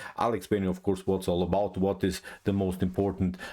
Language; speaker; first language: English; non-native, fluent; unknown